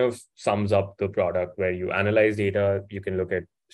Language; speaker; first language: English; non-native, local second language; Hindi